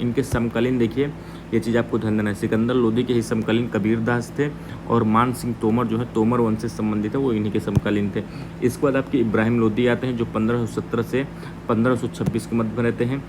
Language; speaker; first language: Hindi; native; Hindi